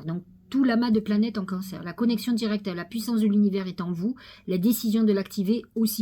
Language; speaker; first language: French; native; French